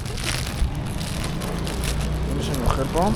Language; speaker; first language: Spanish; non-native, learner; Hebrew